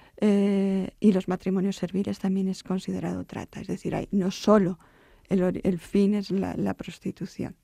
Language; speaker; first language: Spanish; native; Spanish